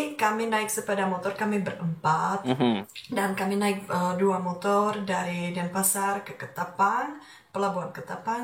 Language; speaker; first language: Indonesian; non-native, fluent; Czech